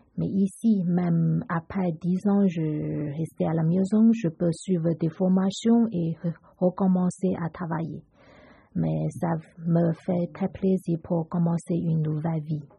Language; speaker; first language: French; non-native, learner; Chinese